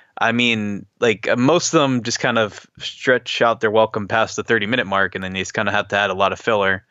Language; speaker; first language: English; native; English